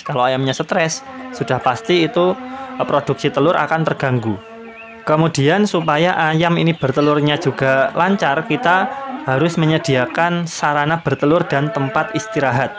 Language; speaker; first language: Indonesian; native; Indonesian